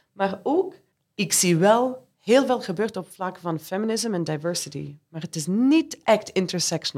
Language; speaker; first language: Dutch; non-native, fluent; English